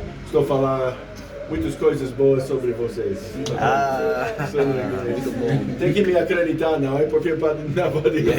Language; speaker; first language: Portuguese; non-native, learner; English